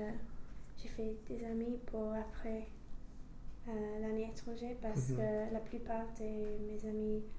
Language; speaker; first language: French; non-native, learner; English